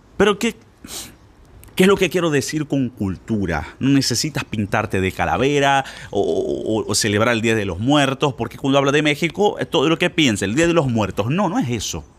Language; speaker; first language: Spanish; non-native, fluent; Portuguese